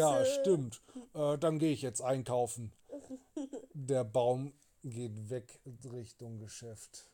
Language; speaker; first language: German; native; German